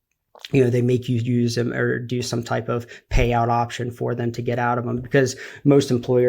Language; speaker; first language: English; native; English